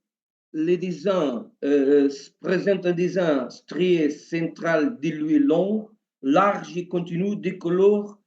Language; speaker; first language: French; non-native, learner; Portuguese